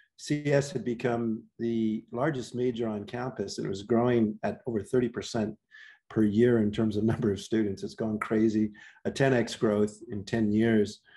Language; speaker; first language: English; native; English